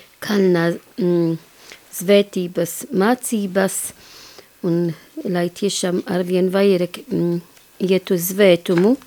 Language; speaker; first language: Latvian; non-native, fluent; Maltese